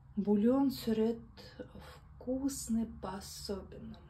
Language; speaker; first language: Russian; non-native, local second language; Kazakh